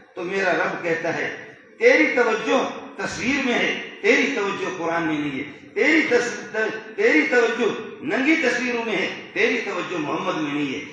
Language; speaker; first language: Urdu; non-native, local second language; Brahui